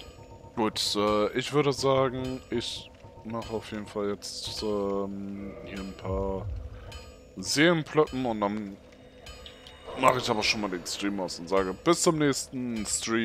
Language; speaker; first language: German; native; German